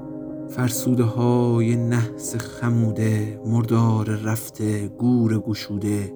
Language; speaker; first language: Persian; native; Persian